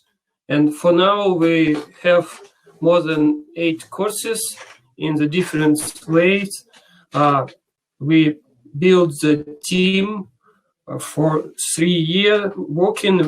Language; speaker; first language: English; non-native, learner; Russian